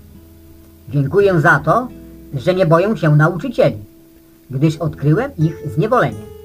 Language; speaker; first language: Polish; native; Polish